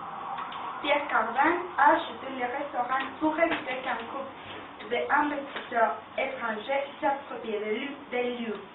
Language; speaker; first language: French; non-native, learner; Spanish